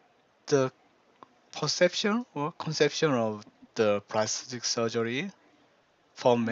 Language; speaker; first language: English; non-native, learner; Korean